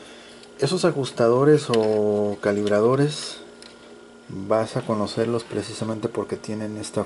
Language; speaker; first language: Spanish; native; Spanish